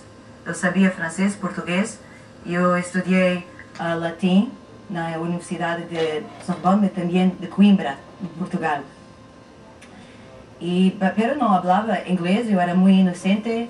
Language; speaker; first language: Spanish; non-native, learner; Portuguese